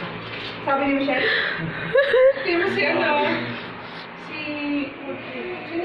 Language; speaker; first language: Filipino; native; Filipino